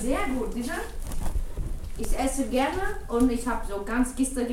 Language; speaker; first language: German; non-native, learner; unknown